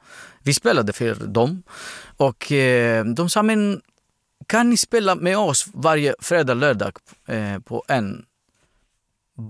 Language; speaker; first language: Swedish; non-native, fluent; Greek